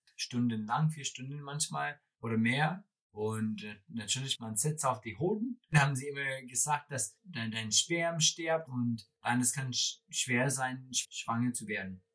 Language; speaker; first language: German; non-native, fluent; English